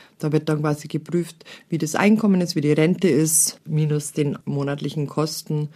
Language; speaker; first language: German; native; German